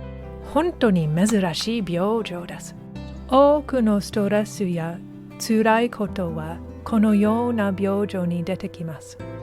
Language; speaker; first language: Japanese; non-native, learner; English